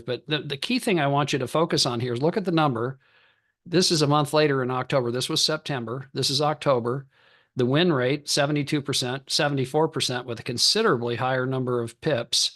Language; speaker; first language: English; native; English